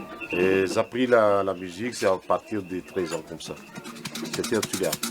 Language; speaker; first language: French; non-native, local second language; Malagasy